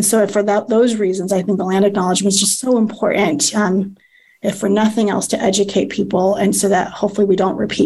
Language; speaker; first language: English; native; English